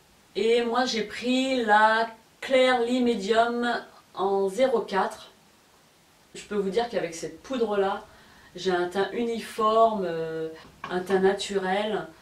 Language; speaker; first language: French; native; French